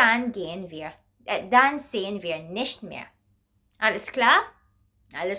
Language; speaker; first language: German; non-native, learner; Filipino